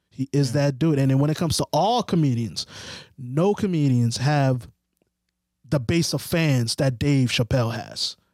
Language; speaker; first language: English; early bilingual, other home language; Haitian Creole